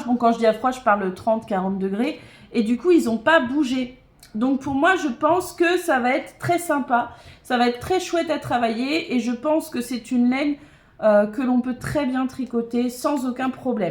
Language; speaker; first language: French; native; French